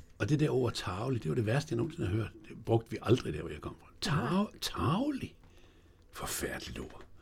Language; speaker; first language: Danish; native; Danish